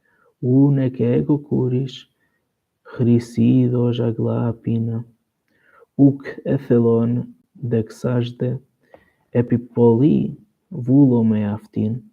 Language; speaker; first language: Greek; non-native, learner; Portuguese